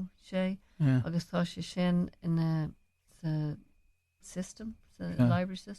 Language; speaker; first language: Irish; non-native, local second language; English